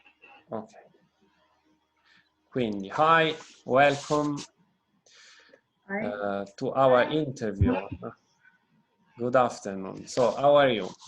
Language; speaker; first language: English; non-native, fluent; Italian